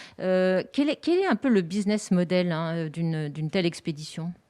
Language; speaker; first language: French; native; French